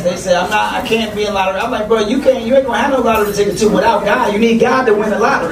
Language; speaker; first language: English; native; English